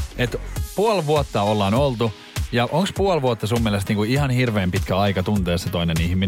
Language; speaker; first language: Finnish; native; Finnish